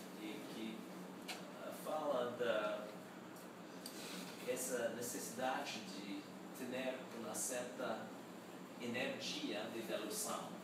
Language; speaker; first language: Portuguese; non-native, learner; Spanish